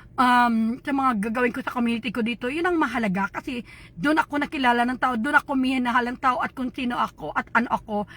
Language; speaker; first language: Filipino; non-native, local second language; Hiligaynon